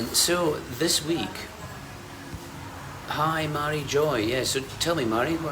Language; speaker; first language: English; native; English